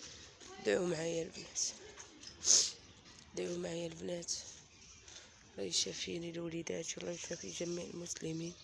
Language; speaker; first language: Arabic; native; Arabic